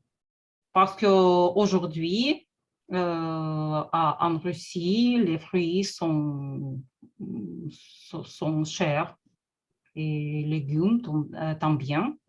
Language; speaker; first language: French; non-native, learner; Russian